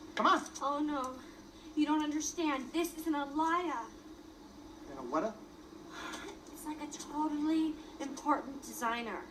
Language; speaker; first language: English; native; English